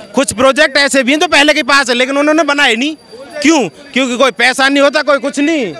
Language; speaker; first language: Hindi; native; Hindi